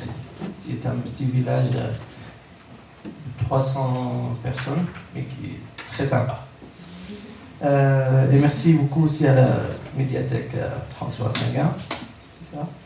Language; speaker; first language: French; non-native, learner; Arabic